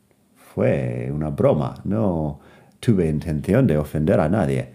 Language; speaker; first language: Spanish; non-native, fluent; English